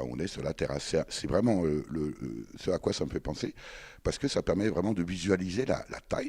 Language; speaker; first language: French; native; French